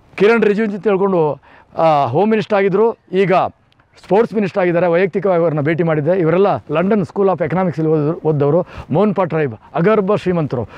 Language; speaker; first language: Kannada; non-native, local second language; Kodava